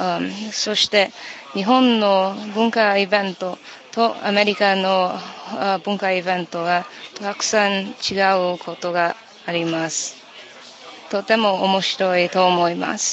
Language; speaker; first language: Japanese; non-native, learner; English